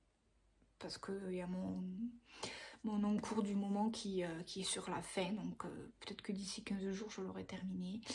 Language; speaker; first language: French; native; French